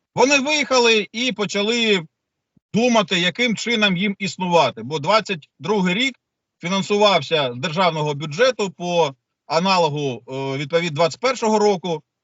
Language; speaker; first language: Ukrainian; native; Ukrainian